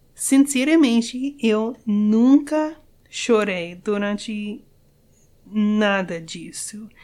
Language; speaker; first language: Portuguese; non-native, learner; English